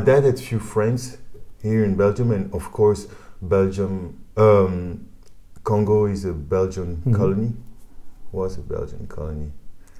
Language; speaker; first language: English; non-native, fluent; French